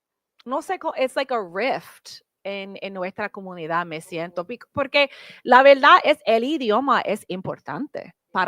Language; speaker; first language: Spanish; non-native, learner; English